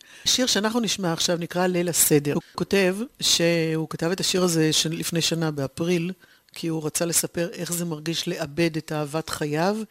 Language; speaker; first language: Hebrew; native; Hebrew